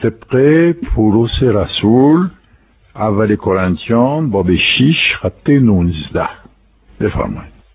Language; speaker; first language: Persian; non-native, fluent; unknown